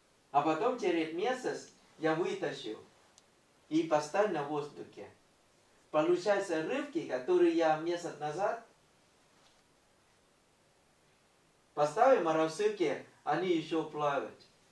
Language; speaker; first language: Russian; non-native, fluent; Thai